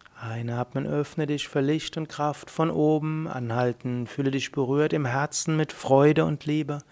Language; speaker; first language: German; native; German